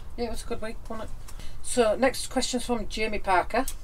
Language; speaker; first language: English; native; English